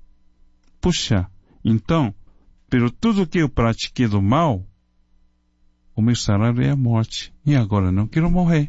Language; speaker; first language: Portuguese; non-native, fluent; Chinese